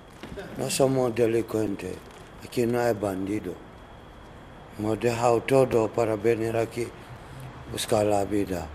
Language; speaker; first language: Spanish; non-native, learner; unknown